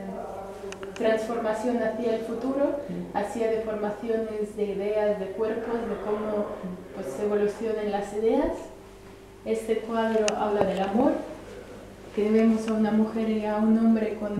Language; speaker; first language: Spanish; early bilingual, other home language; Russian